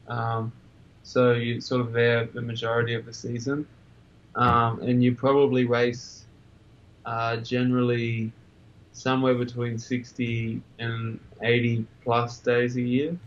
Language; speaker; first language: English; native; English